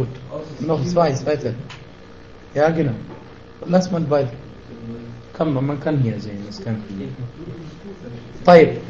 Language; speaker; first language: German; non-native, fluent; Arabic